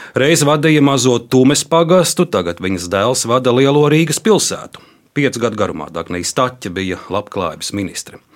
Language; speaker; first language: Latvian; native; Latvian